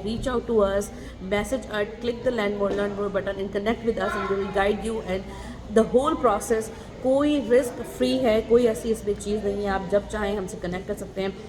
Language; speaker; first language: Urdu; native; Urdu